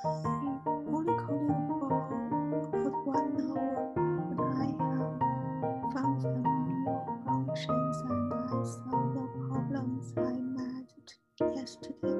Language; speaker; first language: English; non-native, learner; Chinese